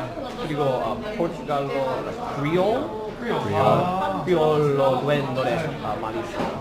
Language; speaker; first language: Korean; non-native, learner; English